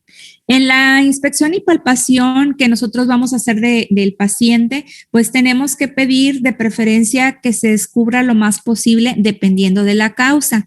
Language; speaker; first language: Spanish; native; Spanish